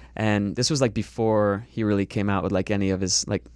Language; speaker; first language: English; native; English